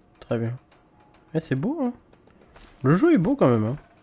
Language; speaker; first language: French; native; French